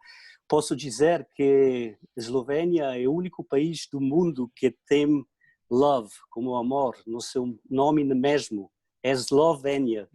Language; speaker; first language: Portuguese; non-native, fluent; Slovenian